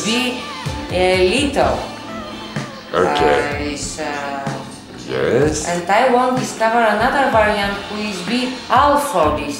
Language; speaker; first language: English; non-native, learner; Bulgarian